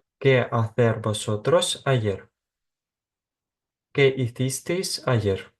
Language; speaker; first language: Spanish; non-native, fluent; Ukrainian